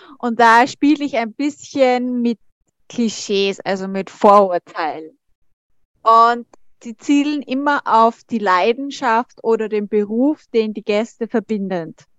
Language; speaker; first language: German; native; German